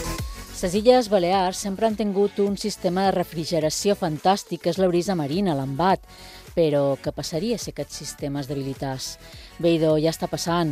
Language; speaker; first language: Catalan; native; Catalan